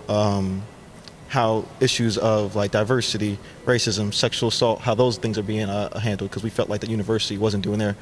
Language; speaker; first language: English; native; English